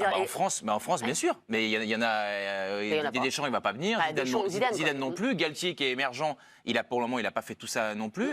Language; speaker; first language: French; native; French